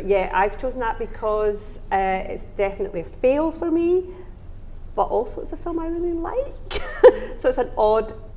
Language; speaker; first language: English; native; English